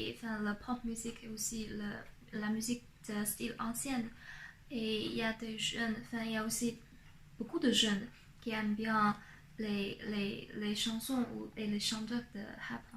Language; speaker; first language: French; non-native, fluent; Chinese